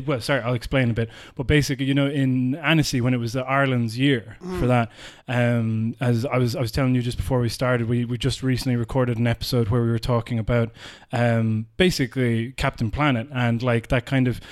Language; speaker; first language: English; native; English